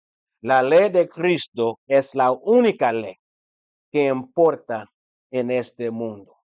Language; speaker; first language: Spanish; non-native, fluent; English